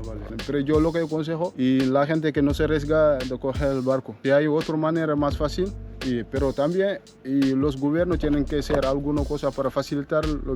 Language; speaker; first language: Spanish; non-native, fluent; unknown